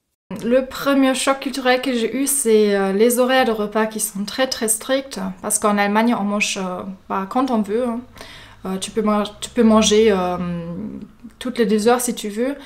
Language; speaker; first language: French; non-native, fluent; German